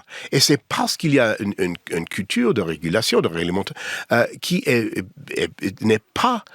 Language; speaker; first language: French; non-native, learner; English